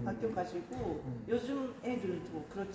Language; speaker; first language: Korean; non-native, fluent; Japanese